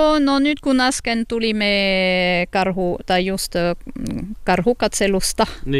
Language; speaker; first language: Finnish; non-native, learner; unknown